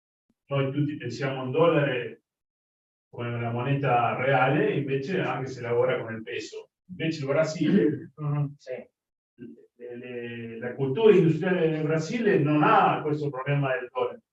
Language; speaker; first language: Italian; early bilingual, heritage; Spanish